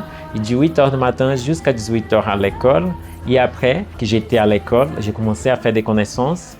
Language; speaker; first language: French; non-native, fluent; Portuguese